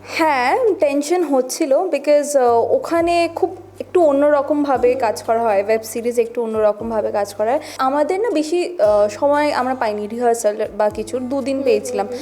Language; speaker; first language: Bangla; non-native, local second language; Punjabi